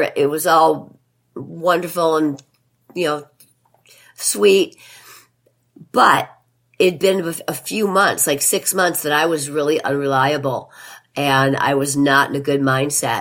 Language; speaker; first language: English; native; English